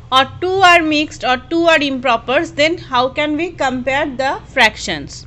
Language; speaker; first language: English; non-native, local second language; Bangla